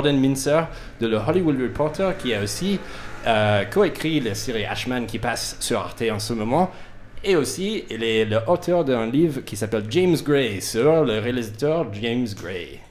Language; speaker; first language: French; non-native, fluent; English